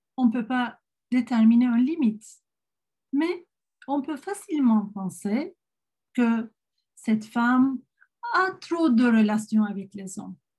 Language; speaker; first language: French; non-native, fluent; Turkish